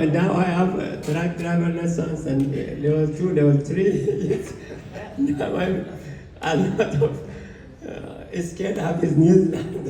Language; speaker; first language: English; non-native, learner; Persian